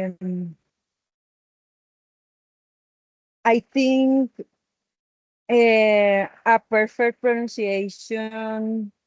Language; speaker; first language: English; non-native, learner; Spanish